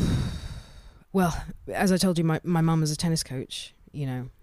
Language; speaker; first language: English; native; English